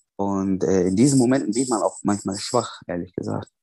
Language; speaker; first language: German; non-native, fluent; Arabic